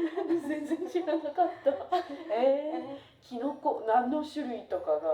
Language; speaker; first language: Japanese; non-native, fluent; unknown